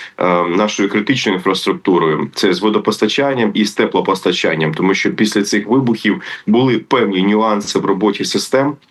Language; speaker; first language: Ukrainian; native; Ukrainian